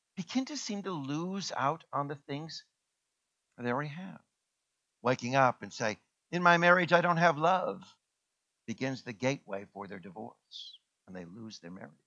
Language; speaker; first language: English; native; English